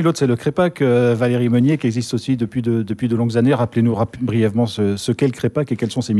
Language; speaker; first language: French; native; French